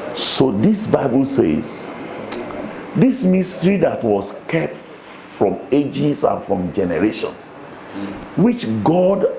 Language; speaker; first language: English; non-native, local second language; Yoruba